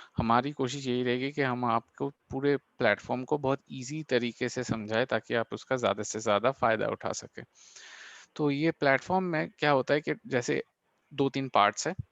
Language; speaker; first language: Hindi; non-native, local second language; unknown